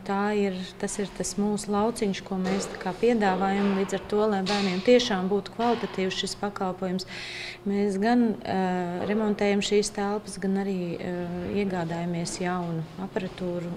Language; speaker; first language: Latvian; native; Latvian